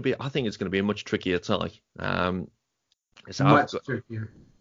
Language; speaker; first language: English; native; English